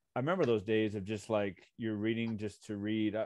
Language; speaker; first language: English; native; English